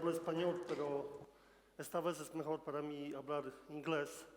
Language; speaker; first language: Spanish; non-native, fluent; Polish